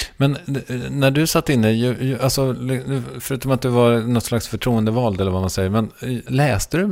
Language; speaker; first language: Swedish; native; Swedish